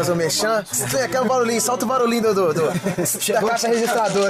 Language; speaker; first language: Portuguese; native; Portuguese